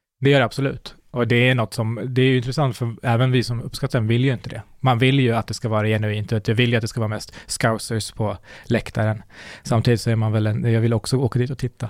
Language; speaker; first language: Swedish; early bilingual, other home language; Kurdish